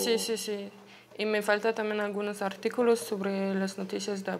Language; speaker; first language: Spanish; non-native, learner; French